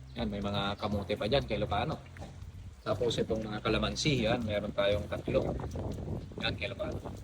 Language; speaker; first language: Filipino; non-native, local second language; Iloko